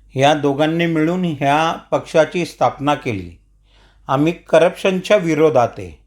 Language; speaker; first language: Marathi; non-native, local second language; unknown